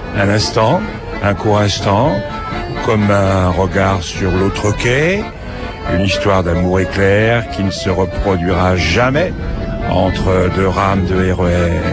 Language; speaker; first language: French; native; French